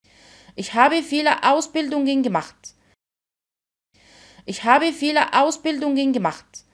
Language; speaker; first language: German; non-native, fluent; Arabic